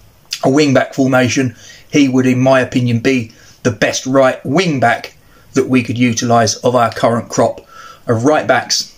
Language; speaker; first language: English; native; English